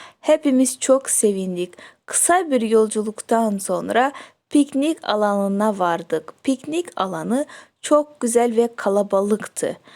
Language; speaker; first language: Turkish; non-native, fluent; Kyrgyz